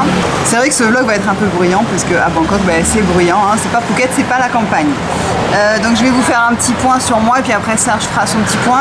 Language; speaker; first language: French; native; French